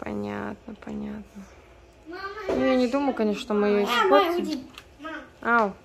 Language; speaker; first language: Russian; native; Russian